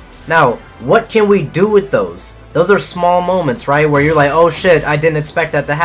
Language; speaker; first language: English; native; English